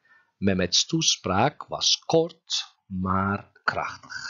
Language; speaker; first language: Dutch; non-native, fluent; Turkish